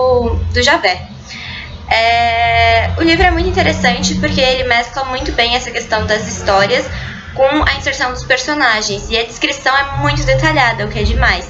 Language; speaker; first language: Portuguese; native; Portuguese